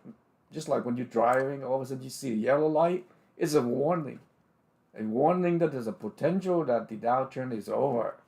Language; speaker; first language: English; non-native, fluent; Vietnamese